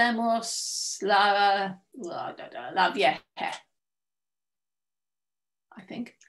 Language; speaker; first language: Spanish; non-native, learner; English